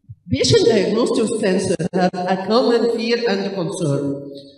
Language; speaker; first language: English; non-native, fluent; Arabic